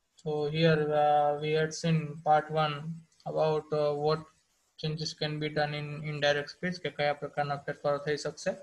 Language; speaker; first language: English; non-native, local second language; Gujarati